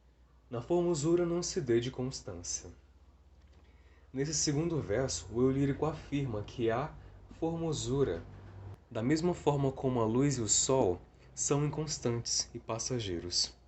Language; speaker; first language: Portuguese; native; Portuguese